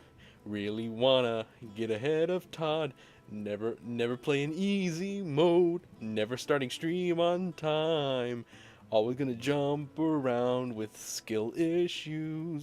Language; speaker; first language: English; native; English